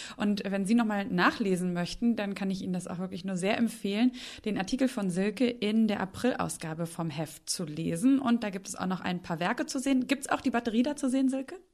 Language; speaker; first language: German; native; German